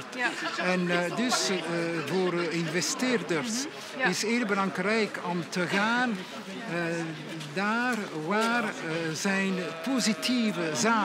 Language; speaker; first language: Dutch; non-native, local second language; French